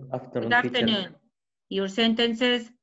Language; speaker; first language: English; non-native, learner; Spanish